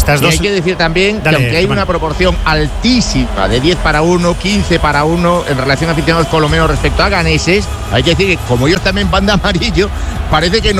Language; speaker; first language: Spanish; native; Spanish